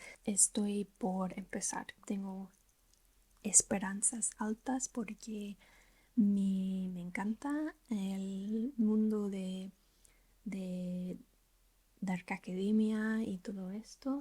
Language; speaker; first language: Spanish; non-native, learner; English